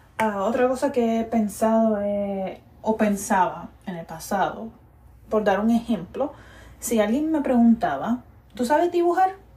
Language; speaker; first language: Spanish; early bilingual, heritage; Spanish